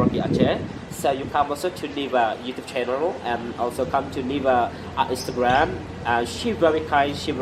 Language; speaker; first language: English; non-native, fluent; Indonesian